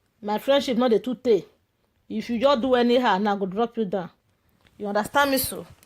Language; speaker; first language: Nigerian Pidgin; non-native, local second language; Bini